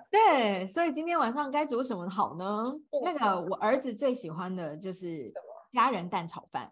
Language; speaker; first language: Chinese; native; Chinese